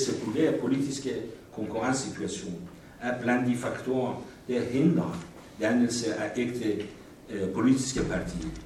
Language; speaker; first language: Danish; non-native, fluent; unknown